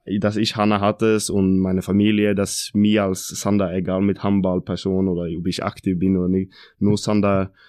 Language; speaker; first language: German; non-native, fluent; Norwegian